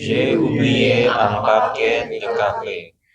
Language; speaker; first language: French; non-native, learner; Indonesian